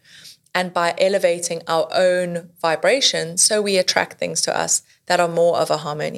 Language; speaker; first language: English; native; English